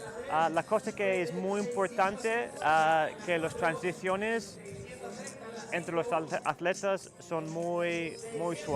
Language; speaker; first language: Spanish; non-native, learner; English